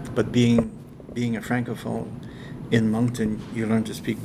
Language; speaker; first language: English; native; English